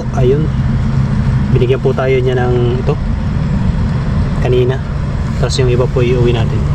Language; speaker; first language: Filipino; native; Filipino